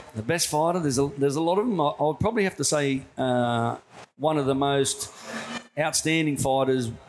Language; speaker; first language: English; native; English